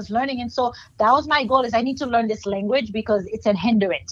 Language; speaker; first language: English; non-native, fluent; Haitian Creole